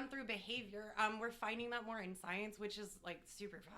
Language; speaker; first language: English; native; English